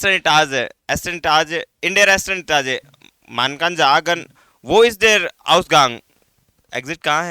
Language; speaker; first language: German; non-native, learner; Hindi